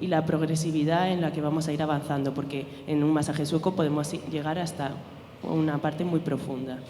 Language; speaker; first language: Spanish; native; Spanish